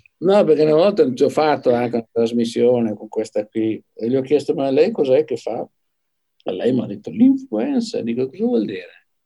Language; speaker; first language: Italian; native; Italian